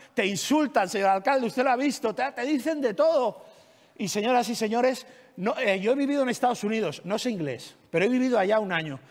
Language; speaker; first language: Spanish; non-native, local second language; Catalan